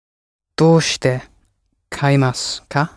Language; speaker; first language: Japanese; non-native, learner; English